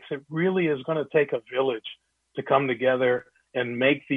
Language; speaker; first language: English; native; English